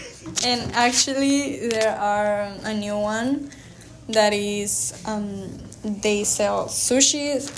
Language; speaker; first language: English; non-native, learner; Spanish